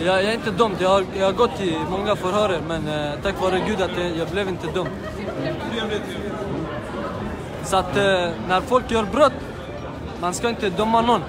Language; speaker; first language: Swedish; non-native, fluent; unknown